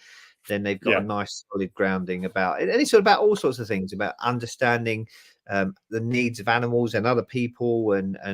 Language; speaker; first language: English; native; English